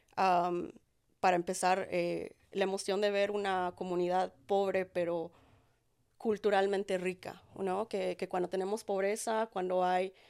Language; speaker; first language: Spanish; early bilingual, heritage; Spanish